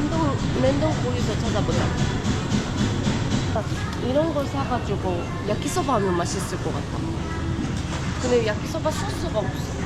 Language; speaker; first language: Korean; non-native, fluent; Japanese